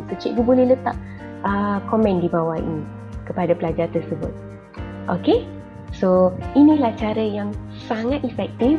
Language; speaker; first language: Malay; native; Malay